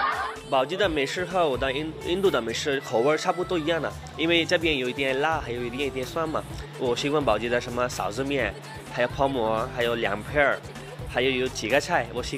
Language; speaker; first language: Chinese; non-native, learner; Hindi